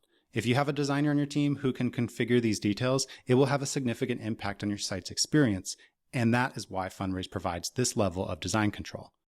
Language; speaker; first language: English; native; English